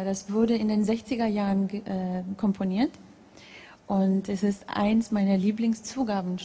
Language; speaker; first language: German; non-native, fluent; Georgian